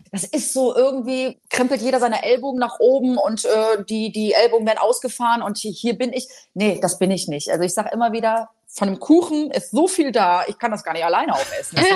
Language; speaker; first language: German; early bilingual, other home language; Polish